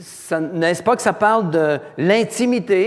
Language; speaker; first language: French; native; French